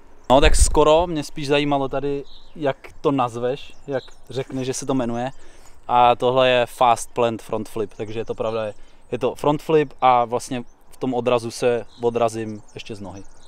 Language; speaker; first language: Czech; native; Czech